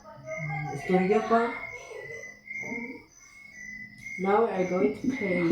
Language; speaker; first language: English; non-native, learner; Cebuano